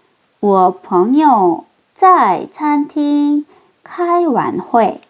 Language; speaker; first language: Chinese; non-native, fluent; Korean